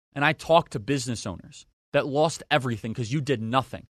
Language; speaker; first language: English; native; English